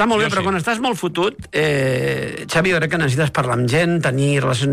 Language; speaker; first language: Catalan; native; Catalan